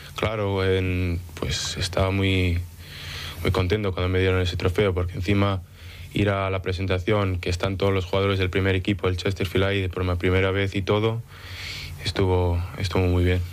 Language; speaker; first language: Spanish; early bilingual, other home language; English